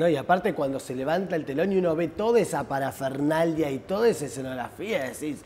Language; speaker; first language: Spanish; native; Spanish